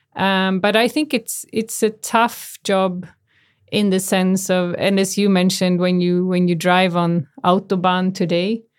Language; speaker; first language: English; native; English